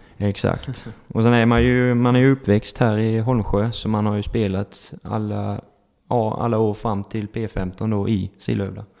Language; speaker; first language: Swedish; native; Swedish